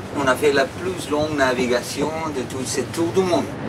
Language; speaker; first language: French; non-native, fluent; Spanish